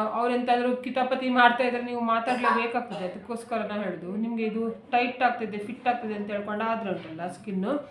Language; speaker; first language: Kannada; non-native, local second language; Konkani